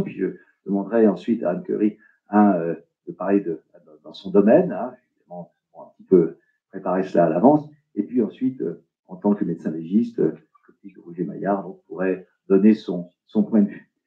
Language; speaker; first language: French; native; French